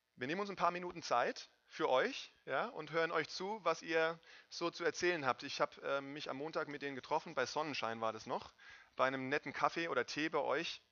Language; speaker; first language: German; native; German